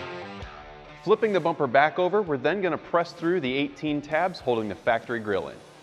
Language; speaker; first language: English; native; English